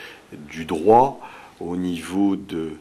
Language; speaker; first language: French; native; French